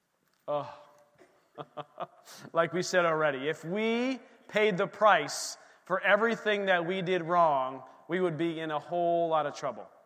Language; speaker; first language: English; native; English